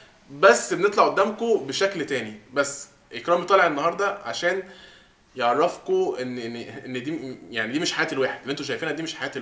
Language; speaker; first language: Arabic; native; Arabic